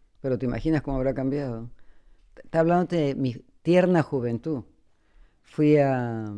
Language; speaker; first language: Spanish; native; Spanish